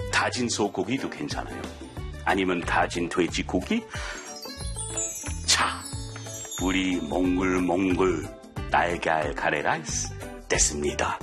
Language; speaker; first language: Korean; non-native, learner; English